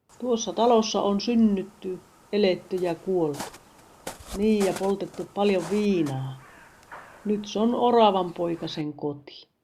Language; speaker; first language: Finnish; native; Finnish